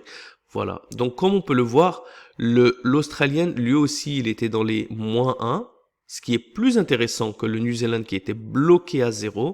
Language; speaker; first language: French; native; French